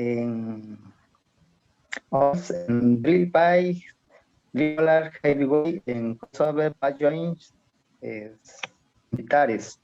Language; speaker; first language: English; non-native, learner; Spanish